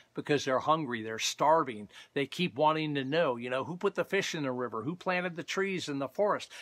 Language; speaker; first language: English; native; English